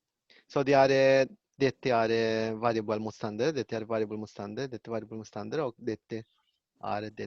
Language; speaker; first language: Norwegian; non-native, learner; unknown